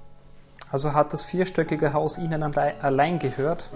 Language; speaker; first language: German; native; German